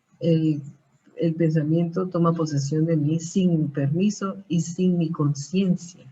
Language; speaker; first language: Spanish; early bilingual, heritage; Spanish